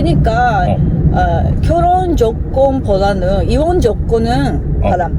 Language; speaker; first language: Korean; non-native, learner; Japanese